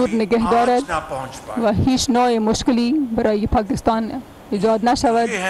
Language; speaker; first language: Persian; non-native, learner; Urdu